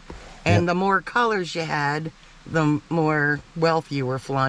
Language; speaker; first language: English; native; English